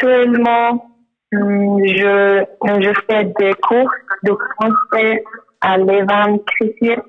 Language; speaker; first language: French; non-native, learner; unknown